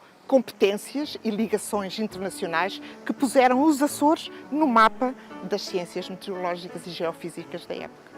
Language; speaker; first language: Portuguese; native; Portuguese